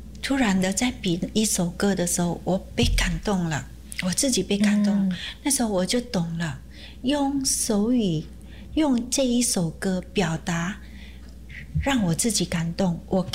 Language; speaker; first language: Chinese; non-native, fluent; Indonesian